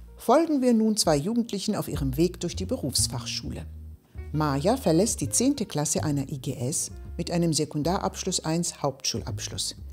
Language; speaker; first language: German; non-native, fluent; Greek